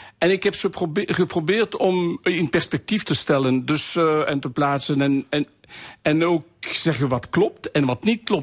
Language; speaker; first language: Dutch; non-native, local second language; French